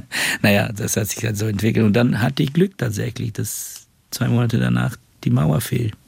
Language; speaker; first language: German; non-native, fluent; Bulgarian